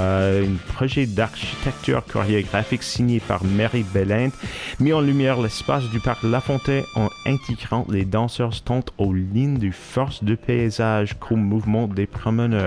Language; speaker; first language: French; non-native, fluent; English